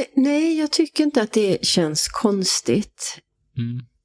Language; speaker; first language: Swedish; native; Swedish